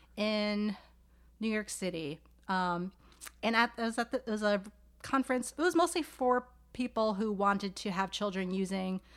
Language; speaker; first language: English; native; English